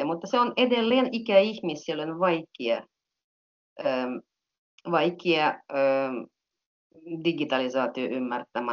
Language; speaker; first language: Finnish; non-native, fluent; Russian